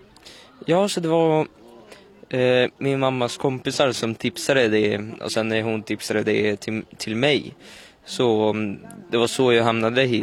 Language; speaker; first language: Swedish; early bilingual, other home language; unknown